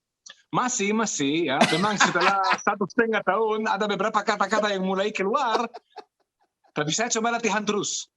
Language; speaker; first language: Indonesian; non-native, fluent; Hebrew